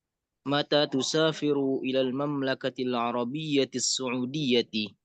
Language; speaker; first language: Arabic; non-native, learner; Indonesian